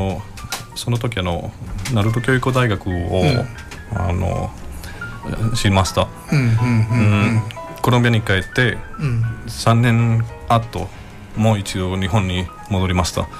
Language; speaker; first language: Japanese; non-native, learner; Spanish